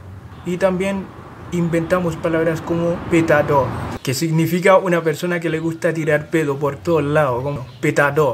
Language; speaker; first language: Spanish; non-native, fluent; Haitian Creole